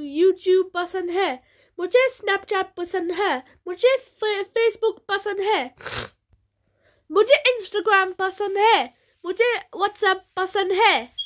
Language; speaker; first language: Hindi; early bilingual, heritage; Hindi